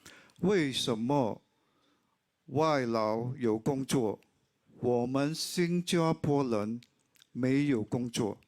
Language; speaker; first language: Chinese; non-native, local second language; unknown